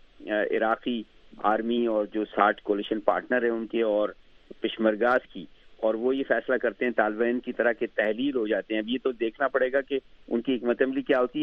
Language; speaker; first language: Urdu; native; Urdu